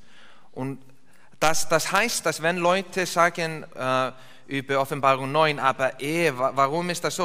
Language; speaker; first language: German; non-native, fluent; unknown